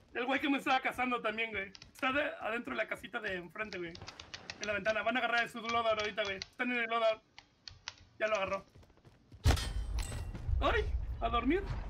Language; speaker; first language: Spanish; native; Spanish